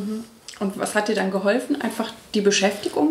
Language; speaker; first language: German; native; German